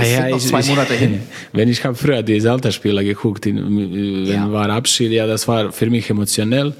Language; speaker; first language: German; non-native, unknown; Croatian